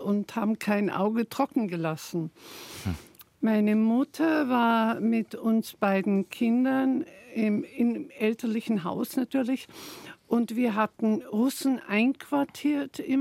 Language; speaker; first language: German; native; German